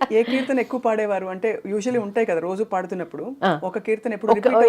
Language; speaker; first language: Telugu; native; Telugu